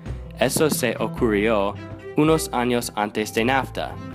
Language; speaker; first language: Spanish; non-native, learner; English